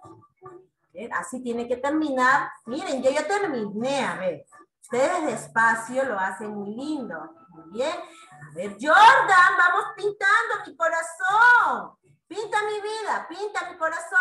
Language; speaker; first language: Spanish; native; Spanish